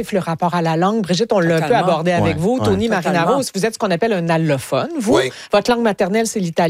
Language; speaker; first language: French; native; French